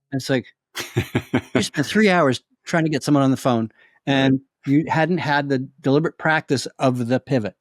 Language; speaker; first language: English; native; English